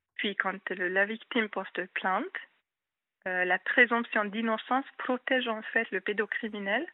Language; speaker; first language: French; non-native, fluent; Hungarian